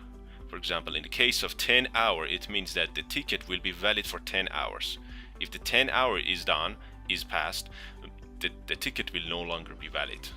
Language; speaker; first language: English; non-native, fluent; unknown